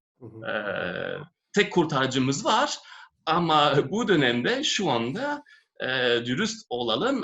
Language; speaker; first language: Turkish; non-native, fluent; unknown